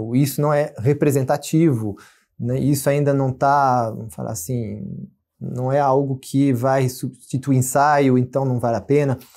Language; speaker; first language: Portuguese; non-native, fluent; French